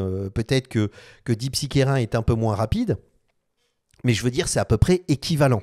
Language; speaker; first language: French; native; French